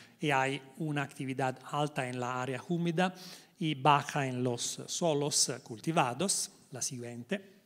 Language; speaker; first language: Spanish; non-native, learner; Italian